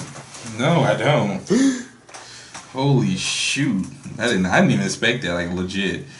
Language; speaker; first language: English; native; English